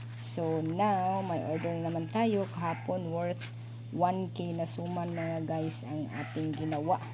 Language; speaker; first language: Filipino; non-native, local second language; Cebuano